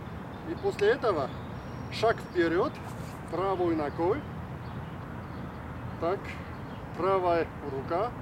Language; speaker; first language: Russian; non-native, learner; Chinese